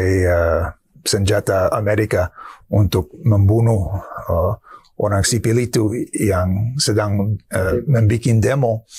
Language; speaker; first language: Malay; non-native, fluent; English